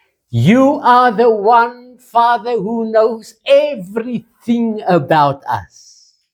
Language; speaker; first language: English; non-native, local second language; Afrikaans